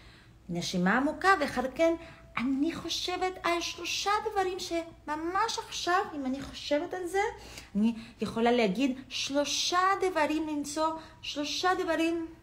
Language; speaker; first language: Hebrew; non-native, fluent; English